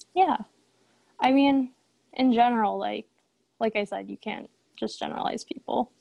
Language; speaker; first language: English; native; English